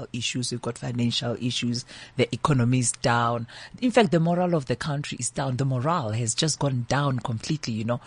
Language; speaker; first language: English; non-native, local second language; Northern Sotho